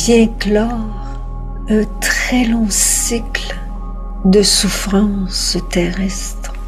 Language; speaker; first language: French; native; French